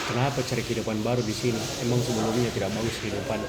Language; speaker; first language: Indonesian; native; Indonesian